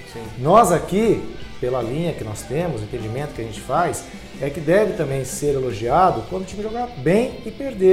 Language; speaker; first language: Portuguese; native; Portuguese